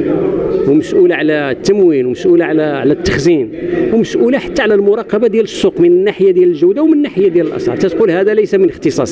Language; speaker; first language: Arabic; native; Arabic